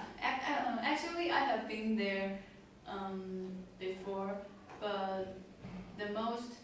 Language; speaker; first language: English; non-native, learner; Chinese